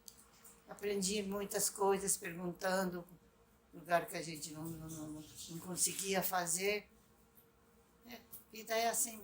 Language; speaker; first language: Portuguese; non-native, local second language; Japanese